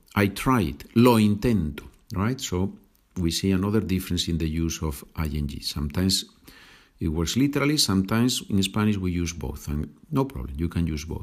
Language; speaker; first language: English; non-native, fluent; Spanish